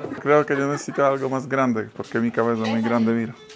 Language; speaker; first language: Spanish; non-native, learner; Polish